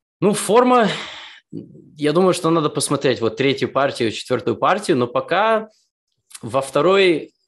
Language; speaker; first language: Russian; early bilingual, heritage; Russian